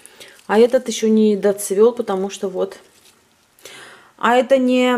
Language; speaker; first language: Russian; native; Russian